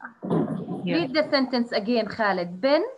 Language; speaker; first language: English; non-native, learner; Arabic